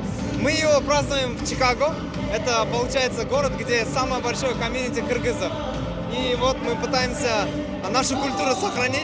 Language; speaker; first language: Russian; non-native, local second language; Kyrgyz